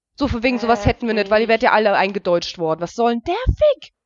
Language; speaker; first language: German; early bilingual, other home language; Russian